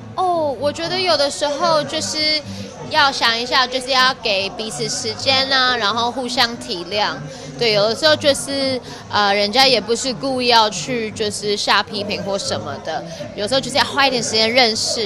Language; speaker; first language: Chinese; non-native, fluent; English